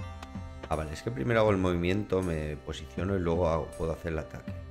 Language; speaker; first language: Spanish; native; Spanish